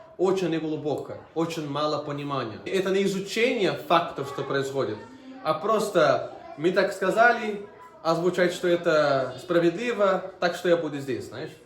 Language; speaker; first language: Russian; non-native, fluent; Portuguese